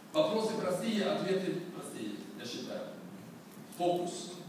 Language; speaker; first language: Russian; non-native, learner; Swedish